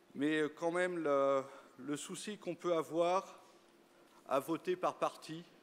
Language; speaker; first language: French; native; French